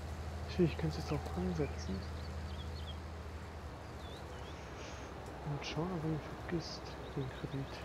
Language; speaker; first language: German; native; German